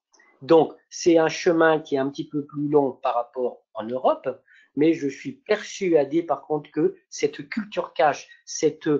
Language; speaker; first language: French; non-native, local second language; Malagasy